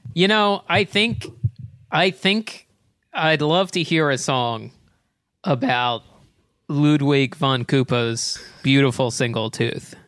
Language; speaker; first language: English; native; English